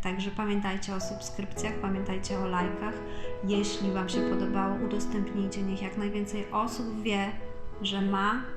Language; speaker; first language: Polish; native; Polish